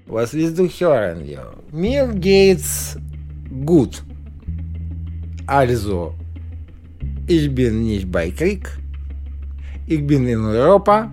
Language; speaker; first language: German; non-native, learner; Russian